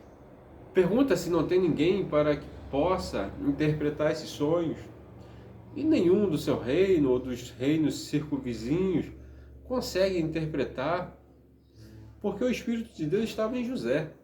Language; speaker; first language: Portuguese; native; Portuguese